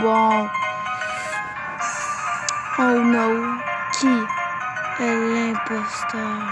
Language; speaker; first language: French; native; French